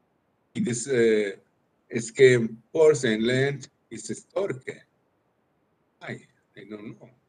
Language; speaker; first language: English; non-native, learner; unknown